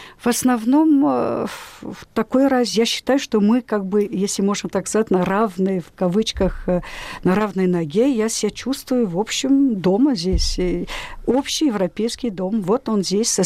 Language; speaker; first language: Russian; non-native, fluent; French